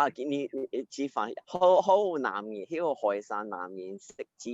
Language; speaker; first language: Cantonese; early bilingual, heritage; Cantonese